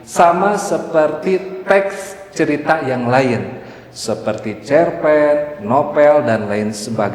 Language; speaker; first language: Indonesian; native; Indonesian